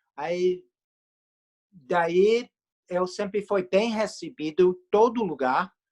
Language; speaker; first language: Portuguese; non-native, fluent; English